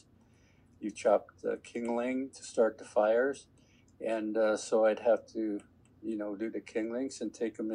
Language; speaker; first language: English; native; English